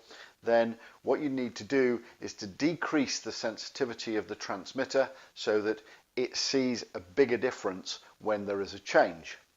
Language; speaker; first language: English; native; English